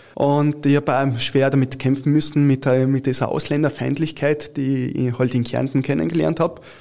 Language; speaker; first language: German; early bilingual, other home language; Italian